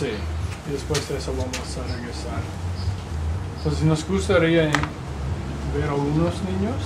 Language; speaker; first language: Spanish; non-native, fluent; English